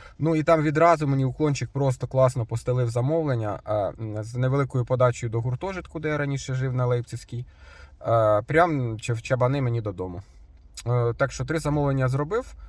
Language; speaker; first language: Ukrainian; non-native, local second language; Russian